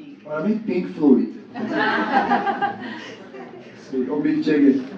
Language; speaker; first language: Spanish; non-native, learner; Georgian